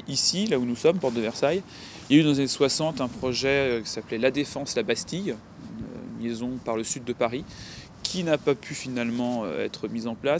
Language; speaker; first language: French; native; French